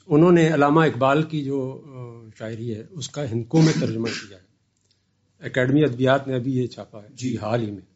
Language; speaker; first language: Urdu; non-native, local second language; Northern Hindko